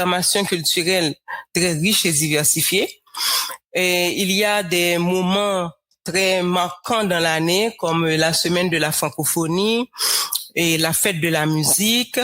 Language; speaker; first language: French; non-native, local second language; Haitian Creole